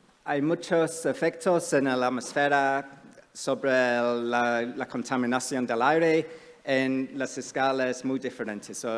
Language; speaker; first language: Spanish; non-native, fluent; English